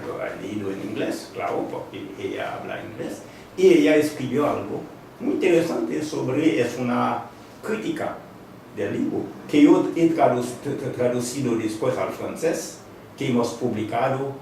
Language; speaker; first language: Spanish; non-native, fluent; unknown